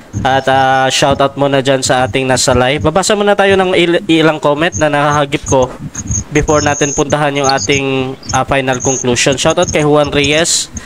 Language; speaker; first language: Filipino; non-native, local second language; Hiligaynon